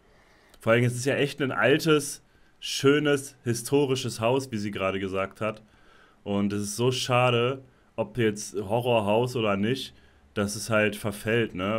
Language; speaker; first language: German; native; German